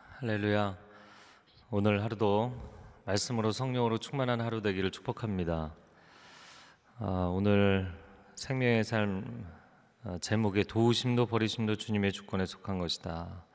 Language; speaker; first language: Korean; native; Korean